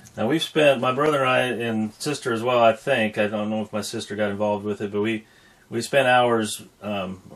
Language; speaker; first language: English; native; English